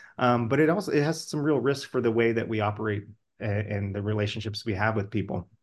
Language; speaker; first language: English; native; English